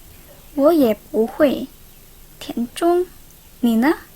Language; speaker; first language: Chinese; non-native, learner; Indonesian